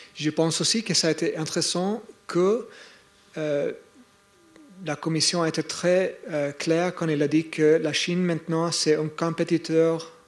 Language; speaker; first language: French; non-native, fluent; English